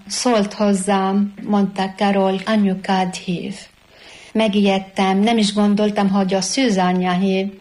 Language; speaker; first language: Hungarian; non-native, fluent; Arabic